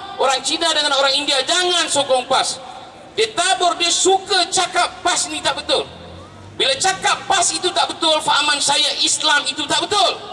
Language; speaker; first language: Malay; early bilingual, other home language; Tamil